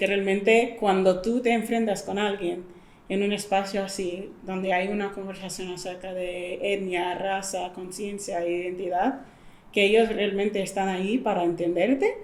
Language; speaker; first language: Spanish; non-native, fluent; English